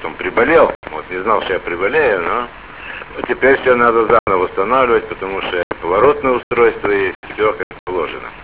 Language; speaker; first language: Russian; native; Russian